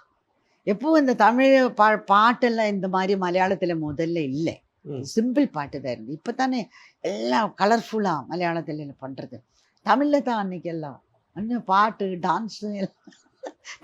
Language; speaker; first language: Tamil; non-native, learner; Malayalam